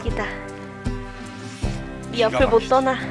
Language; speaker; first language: Korean; native; Korean